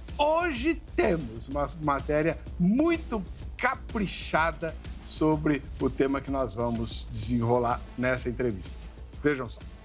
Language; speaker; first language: Portuguese; native; Portuguese